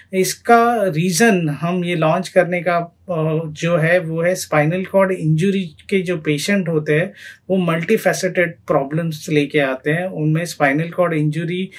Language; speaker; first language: Hindi; non-native, local second language; Marathi